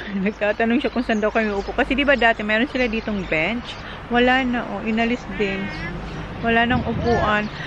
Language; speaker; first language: Filipino; non-native, local second language; Bikol